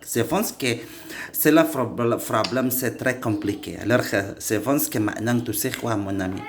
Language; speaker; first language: French; non-native, learner; Indonesian